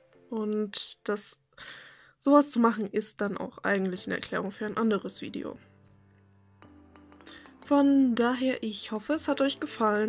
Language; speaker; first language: German; native; German